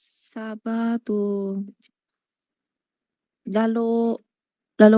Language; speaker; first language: Filipino; non-native, learner; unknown